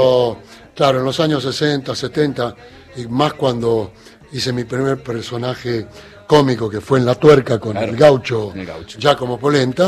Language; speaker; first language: Spanish; native; Spanish